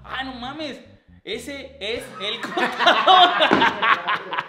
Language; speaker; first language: Spanish; native; Spanish